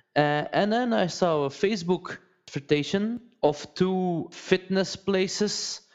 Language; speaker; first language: English; non-native, fluent; Dutch